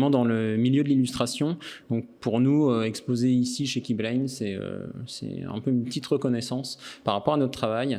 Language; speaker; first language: French; native; French